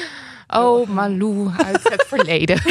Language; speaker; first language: Dutch; native; Dutch